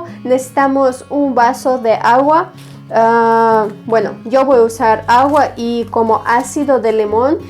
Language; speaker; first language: Spanish; non-native, fluent; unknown